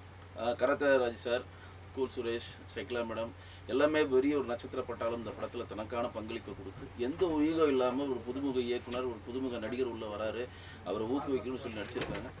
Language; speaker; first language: Tamil; native; Tamil